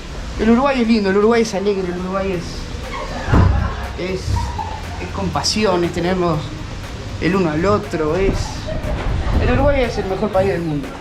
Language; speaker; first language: Spanish; native; Spanish